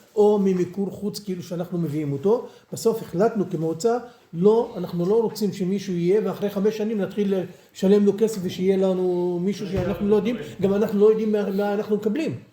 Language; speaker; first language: Hebrew; non-native, local second language; Arabic